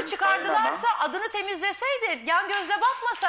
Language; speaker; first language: Turkish; native; Turkish